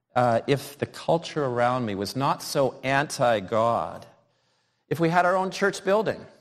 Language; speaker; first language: English; native; English